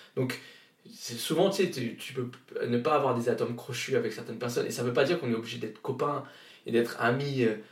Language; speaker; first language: French; native; French